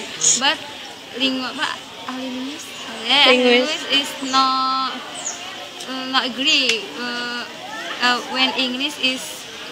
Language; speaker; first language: English; non-native, learner; Indonesian